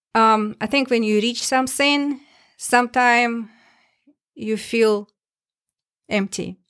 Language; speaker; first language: English; non-native, learner; Russian